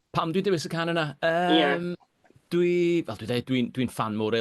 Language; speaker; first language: Welsh; native; Welsh